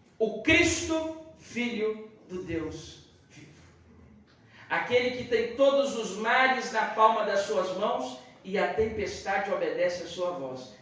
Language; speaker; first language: Portuguese; native; Portuguese